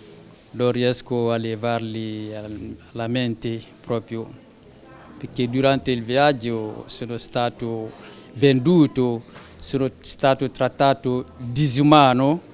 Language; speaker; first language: Italian; non-native, fluent; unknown